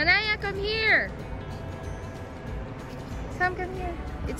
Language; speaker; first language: English; non-native, local second language; Filipino